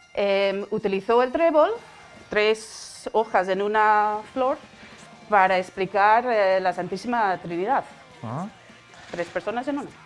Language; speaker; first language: Spanish; non-native, fluent; English